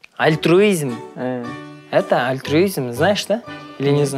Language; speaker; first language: Russian; non-native, local second language; Kyrgyz